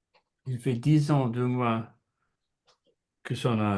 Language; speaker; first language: French; non-native, learner; English